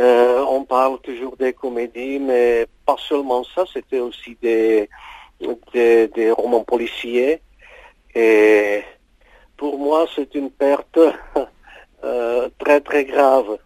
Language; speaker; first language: French; non-native, fluent; Czech